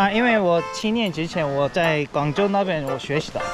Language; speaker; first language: Chinese; non-native, learner; Korean